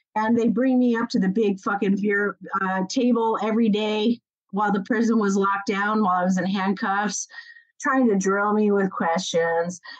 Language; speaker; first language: English; native; English